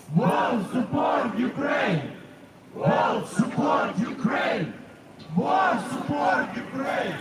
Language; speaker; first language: English; non-native, learner; Ukrainian